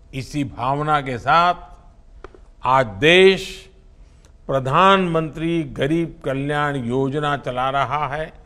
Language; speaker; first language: Hindi; non-native, local second language; Gujarati